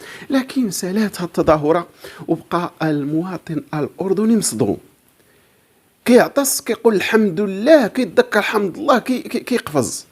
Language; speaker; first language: Arabic; native; Arabic